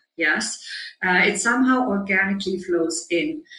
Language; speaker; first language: English; non-native, fluent; German